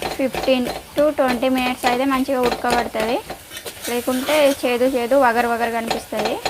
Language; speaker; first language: Telugu; native; Telugu